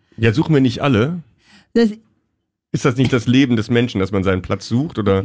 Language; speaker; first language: German; native; German